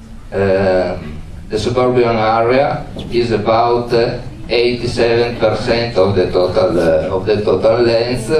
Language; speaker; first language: English; non-native, learner; Italian